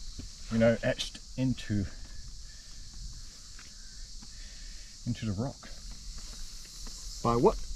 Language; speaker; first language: English; native; English